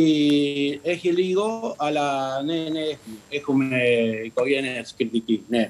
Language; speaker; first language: Greek; early bilingual, heritage; Spanish